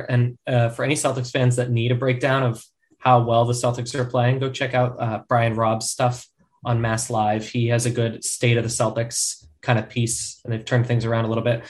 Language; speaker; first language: English; native; English